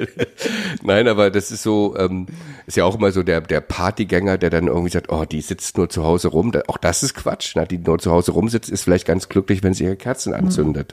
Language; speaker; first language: German; native; German